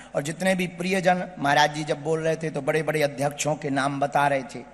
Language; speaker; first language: Hindi; native; Hindi